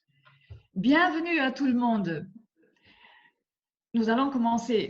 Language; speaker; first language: French; non-native, local second language; Luxembourgish